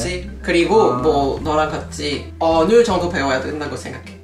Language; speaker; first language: Korean; non-native, fluent; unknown